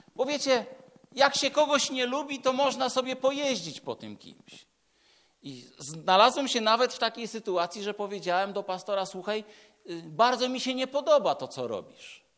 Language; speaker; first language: Polish; native; Polish